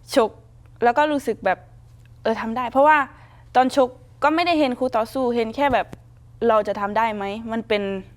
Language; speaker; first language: Thai; non-native, fluent; Luxembourgish